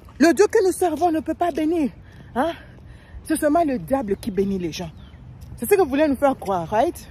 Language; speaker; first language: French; non-native, local second language; Lingala